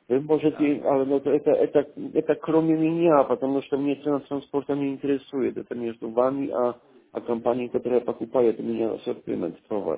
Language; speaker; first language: Russian; non-native, learner; Polish